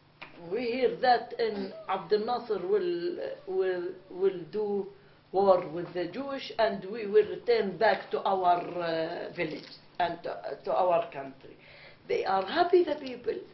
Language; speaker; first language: English; non-native, learner; Arabic